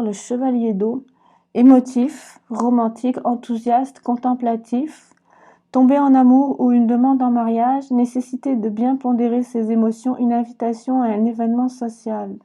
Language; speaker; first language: French; native; French